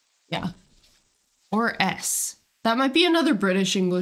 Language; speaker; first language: English; native; English